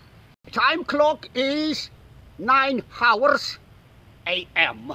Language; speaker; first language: English; non-native, learner; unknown